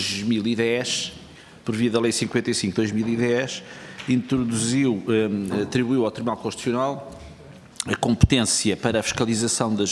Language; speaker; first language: Portuguese; native; Portuguese